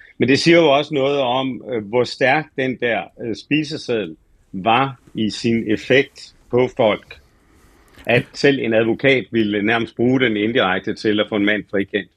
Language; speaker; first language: Danish; native; Danish